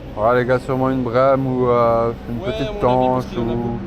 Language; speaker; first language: French; native; French